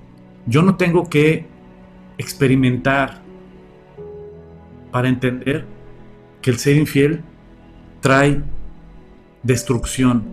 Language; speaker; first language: Spanish; native; Spanish